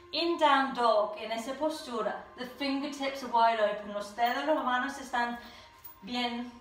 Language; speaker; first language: Spanish; non-native, fluent; English